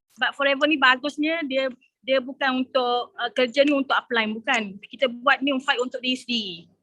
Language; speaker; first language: Malay; native; Malay